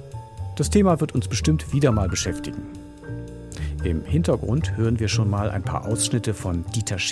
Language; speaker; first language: German; native; German